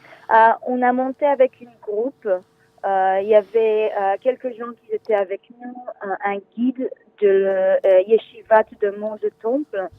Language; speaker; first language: French; non-native, fluent; Hebrew